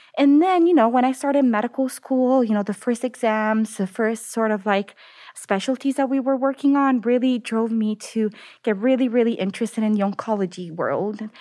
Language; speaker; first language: English; non-native, fluent; Italian